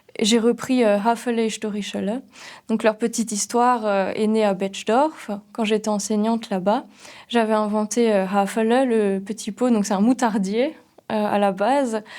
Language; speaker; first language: French; non-native, local second language; Swiss German